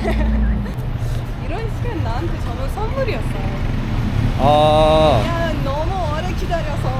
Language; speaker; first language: Korean; non-native, learner; Persian